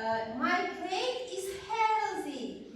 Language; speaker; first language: English; non-native, learner; Kazakh